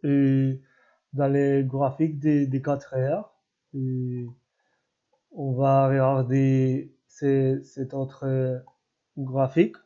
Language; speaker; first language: French; non-native, learner; Spanish